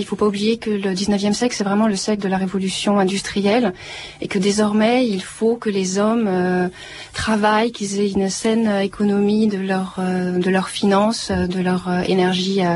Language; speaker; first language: French; native; French